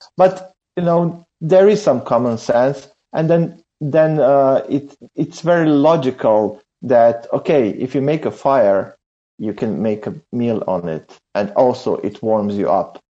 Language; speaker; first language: English; non-native, fluent; Serbian